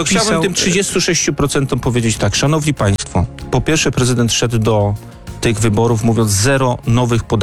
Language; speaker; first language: Polish; native; Polish